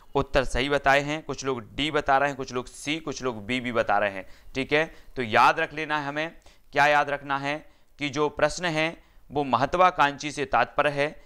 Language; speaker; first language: Hindi; native; Hindi